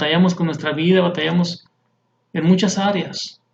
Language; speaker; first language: Spanish; native; Spanish